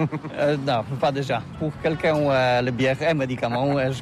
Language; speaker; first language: French; non-native, learner; Polish